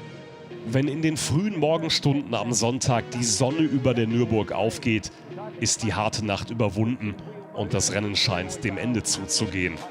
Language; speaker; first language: German; native; German